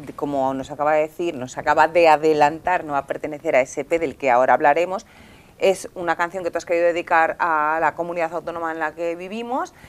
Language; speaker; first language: Spanish; native; Spanish